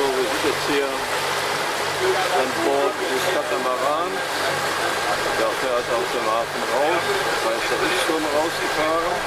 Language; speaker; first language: German; native; German